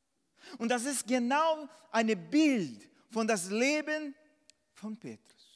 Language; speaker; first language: German; non-native, fluent; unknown